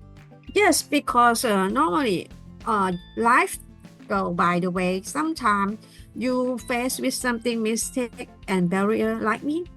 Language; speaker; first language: English; non-native, learner; Thai